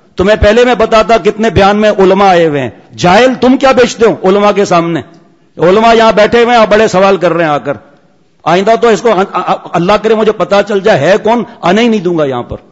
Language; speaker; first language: Urdu; non-native, local second language; Memoni